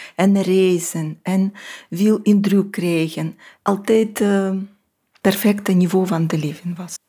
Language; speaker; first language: Dutch; non-native, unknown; Russian